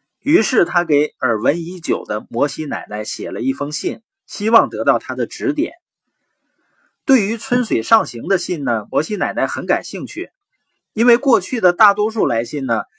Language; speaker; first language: Chinese; native; Chinese